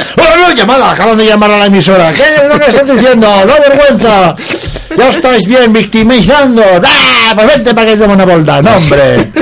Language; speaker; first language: Spanish; non-native, local second language; Catalan